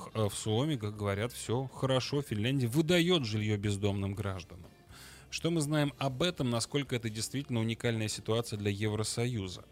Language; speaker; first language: Russian; native; Russian